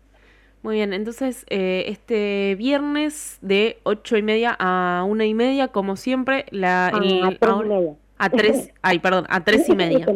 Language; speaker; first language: Spanish; native; Spanish